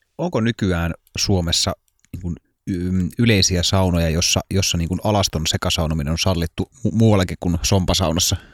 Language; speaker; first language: Finnish; native; Finnish